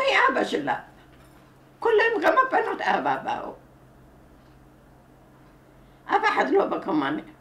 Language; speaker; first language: Hebrew; non-native, learner; Arabic